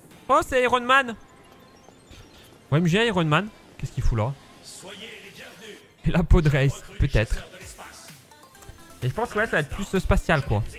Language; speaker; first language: French; native; French